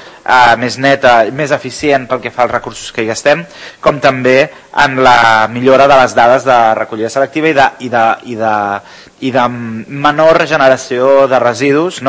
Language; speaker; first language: Catalan; native; Catalan